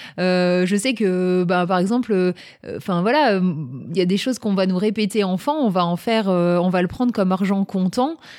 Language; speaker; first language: French; native; French